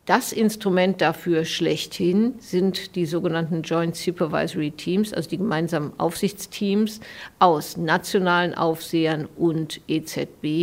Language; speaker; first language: German; native; German